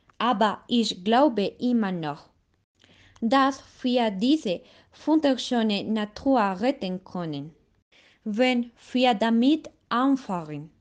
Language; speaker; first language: German; non-native, learner; Spanish